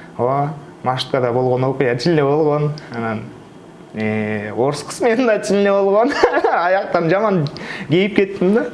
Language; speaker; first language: Kyrgyz; native; Kyrgyz